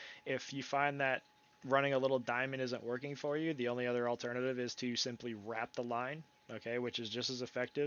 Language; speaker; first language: English; native; English